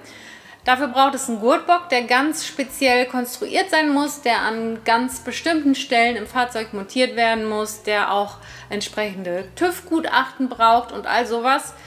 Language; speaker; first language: German; native; German